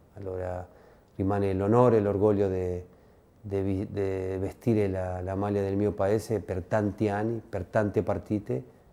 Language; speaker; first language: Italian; non-native, fluent; Spanish